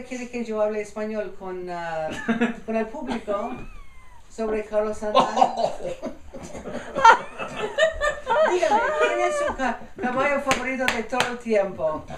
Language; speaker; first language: Spanish; non-native, learner; English